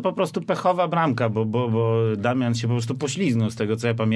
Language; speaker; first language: Polish; native; Polish